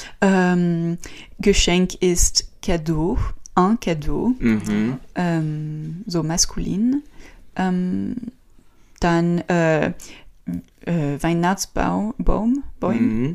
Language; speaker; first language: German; non-native, learner; French